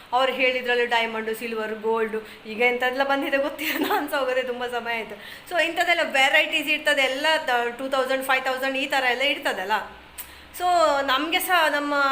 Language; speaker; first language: Kannada; non-native, local second language; Tulu